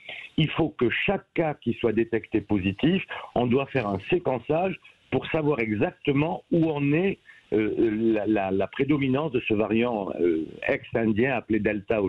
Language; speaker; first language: French; native; French